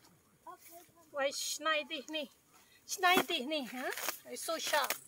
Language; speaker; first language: German; non-native, learner; Thai